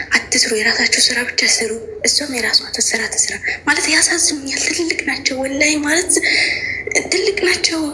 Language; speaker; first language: Amharic; native; Amharic